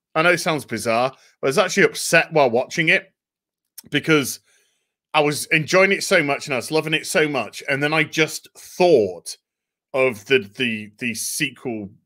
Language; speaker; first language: English; native; English